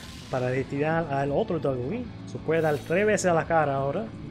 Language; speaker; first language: Spanish; non-native, learner; English